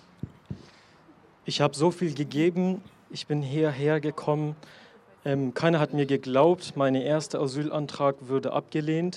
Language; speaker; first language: German; non-native, learner; Persian